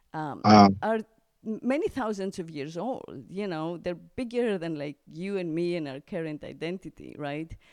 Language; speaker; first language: English; non-native, fluent; Greek